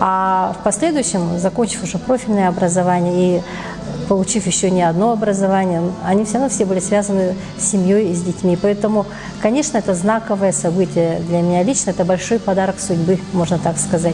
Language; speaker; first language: Russian; native; Russian